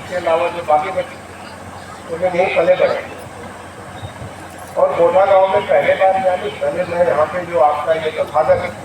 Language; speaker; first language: Hindi; native; Hindi